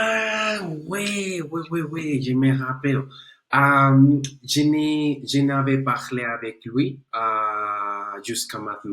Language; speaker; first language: French; non-native, learner; Spanish